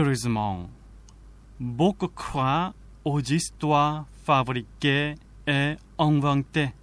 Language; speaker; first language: French; non-native, fluent; Korean